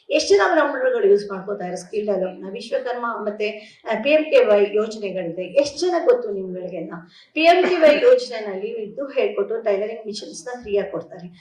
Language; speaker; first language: Kannada; native; Kannada